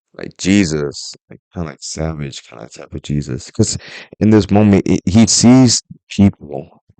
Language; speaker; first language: English; native; English